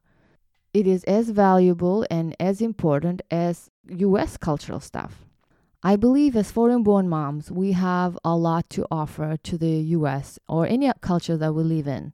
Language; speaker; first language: English; non-native, fluent; Kyrgyz